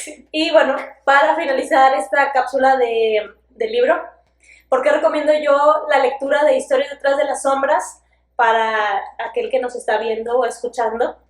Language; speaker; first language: Spanish; native; Spanish